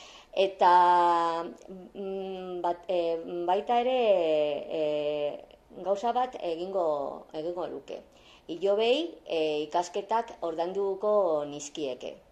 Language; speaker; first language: Basque; non-native, learner; Spanish